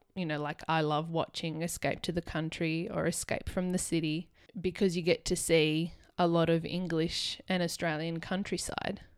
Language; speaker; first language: English; native; English